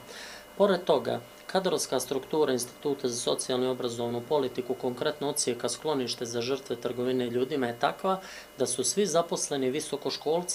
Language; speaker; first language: Serbian; native; Serbian